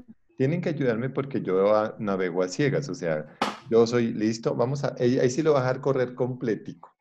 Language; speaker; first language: Spanish; native; Spanish